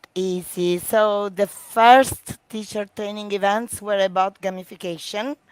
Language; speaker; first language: English; non-native, fluent; Italian